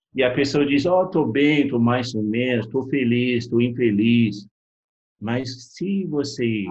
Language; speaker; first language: Portuguese; non-native, fluent; English